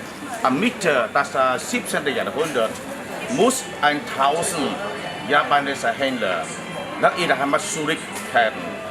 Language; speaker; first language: German; non-native, learner; Vietnamese